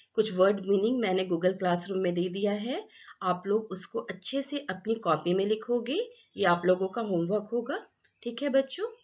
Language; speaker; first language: Hindi; non-native, local second language; Assamese